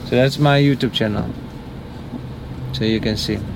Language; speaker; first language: English; non-native, fluent; Dutch